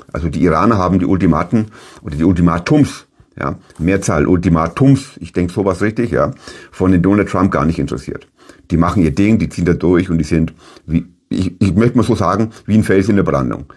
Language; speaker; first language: German; native; German